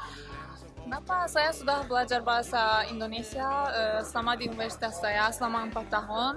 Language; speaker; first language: Indonesian; non-native, learner; Azerbaijani